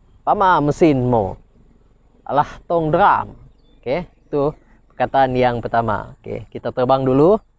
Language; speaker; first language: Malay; non-native, local second language; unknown